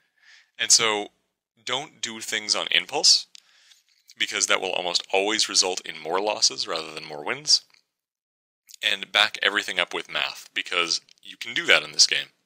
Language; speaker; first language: English; native; English